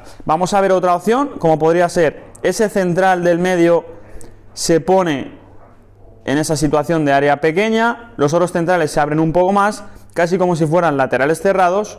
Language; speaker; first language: Spanish; native; Spanish